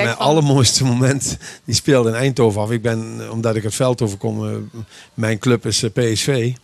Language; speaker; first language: Dutch; native; Dutch